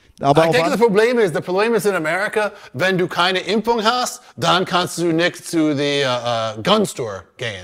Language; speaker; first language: German; non-native, learner; English